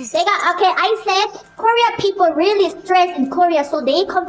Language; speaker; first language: English; non-native, learner; Korean